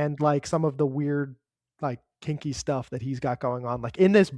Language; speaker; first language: English; native; English